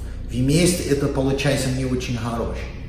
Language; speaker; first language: Russian; non-native, learner; Portuguese